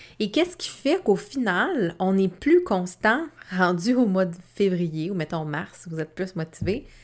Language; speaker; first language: French; native; French